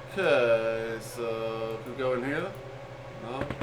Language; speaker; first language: English; native; English